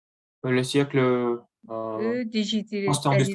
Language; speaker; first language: French; non-native, learner; Russian